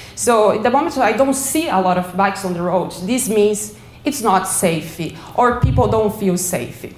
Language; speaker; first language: English; non-native, learner; Portuguese